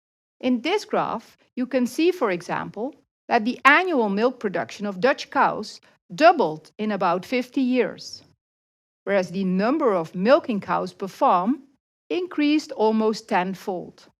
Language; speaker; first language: English; non-native, fluent; Dutch